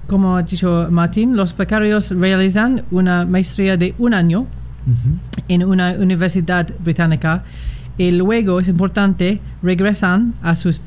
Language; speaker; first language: Spanish; non-native, fluent; English